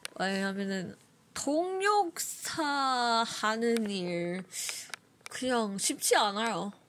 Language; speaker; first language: Korean; non-native, learner; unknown